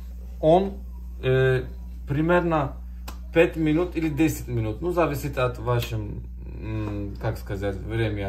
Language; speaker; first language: Russian; non-native, learner; Turkish